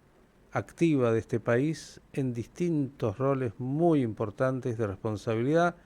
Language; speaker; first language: Spanish; native; Spanish